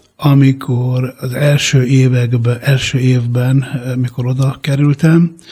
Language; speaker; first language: Hungarian; early bilingual, other home language; Italian